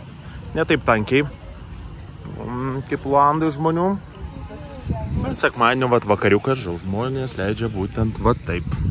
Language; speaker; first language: Lithuanian; native; Lithuanian